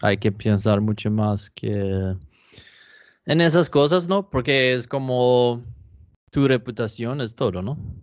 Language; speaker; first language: Spanish; non-native, fluent; Swedish